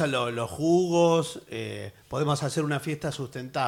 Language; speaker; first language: Spanish; native; Spanish